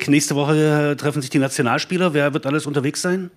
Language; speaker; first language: German; native; German